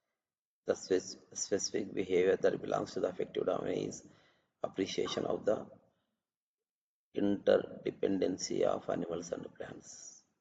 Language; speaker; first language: English; non-native, local second language; Telugu